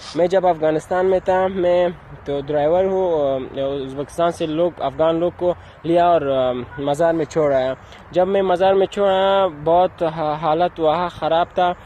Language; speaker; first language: Hindi; non-native, learner; Persian